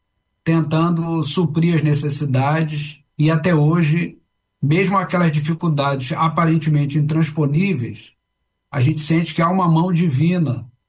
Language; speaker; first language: Portuguese; native; Portuguese